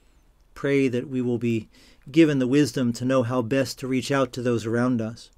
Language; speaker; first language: English; native; English